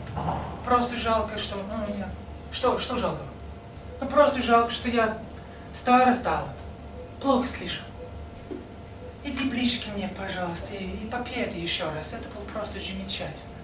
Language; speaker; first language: Russian; non-native, fluent; English